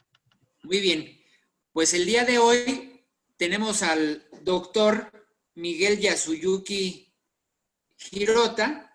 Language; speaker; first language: Spanish; native; Spanish